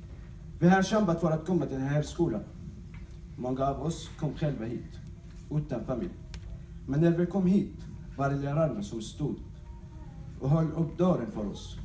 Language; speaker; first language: Swedish; non-native, learner; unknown